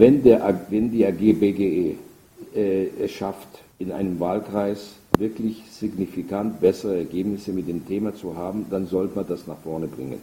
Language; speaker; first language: German; native; German